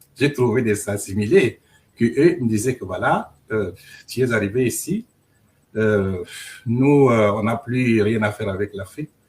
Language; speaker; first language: French; non-native, local second language; Luba-Lulua